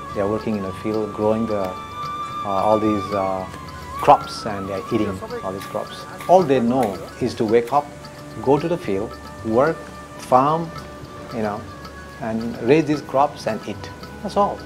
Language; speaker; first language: English; non-native, local second language; Newari